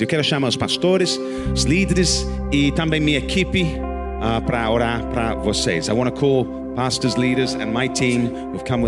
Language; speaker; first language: Portuguese; non-native, learner; English